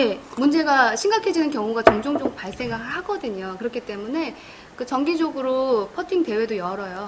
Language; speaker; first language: Korean; native; Korean